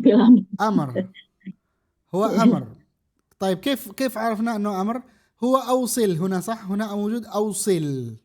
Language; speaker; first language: Arabic; non-native, fluent; Indonesian